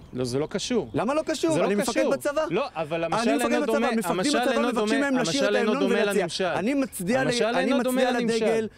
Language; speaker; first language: Hebrew; non-native, local second language; Arabic